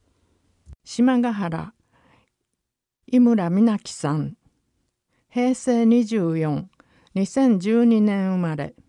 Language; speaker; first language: Japanese; native; Japanese